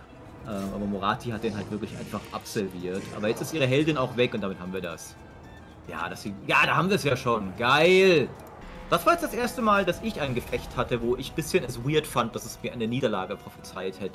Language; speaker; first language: German; native; German